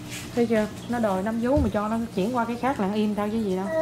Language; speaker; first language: Vietnamese; native; Vietnamese